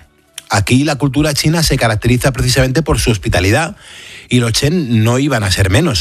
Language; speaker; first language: Spanish; native; Spanish